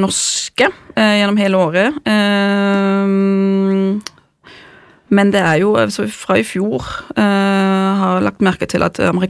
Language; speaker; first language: Norwegian; non-native, fluent; German